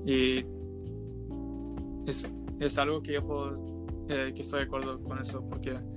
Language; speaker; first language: Spanish; non-native, learner; English